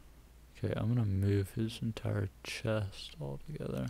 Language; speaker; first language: English; native; English